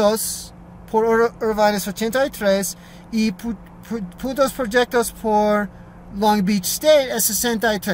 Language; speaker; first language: Spanish; non-native, learner; English